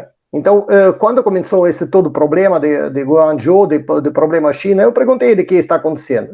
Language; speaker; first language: Portuguese; non-native, fluent; Russian